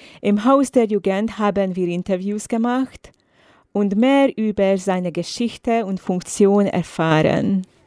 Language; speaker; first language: German; non-native, fluent; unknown